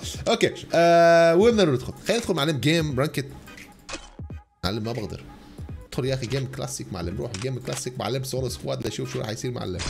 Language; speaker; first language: Arabic; native; Arabic